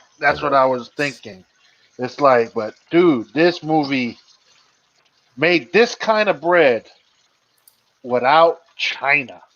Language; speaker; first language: English; native; English